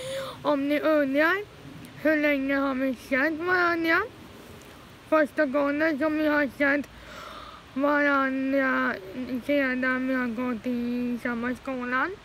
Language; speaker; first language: Swedish; early bilingual, other home language; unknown